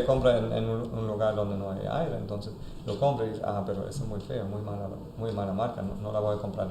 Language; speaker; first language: Spanish; non-native, fluent; German